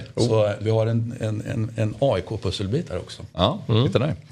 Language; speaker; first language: Swedish; native; Swedish